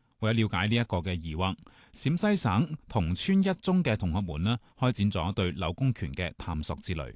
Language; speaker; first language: Chinese; non-native, local second language; Cantonese